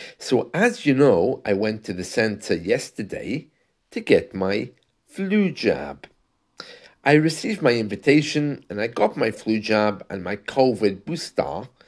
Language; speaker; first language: English; native; English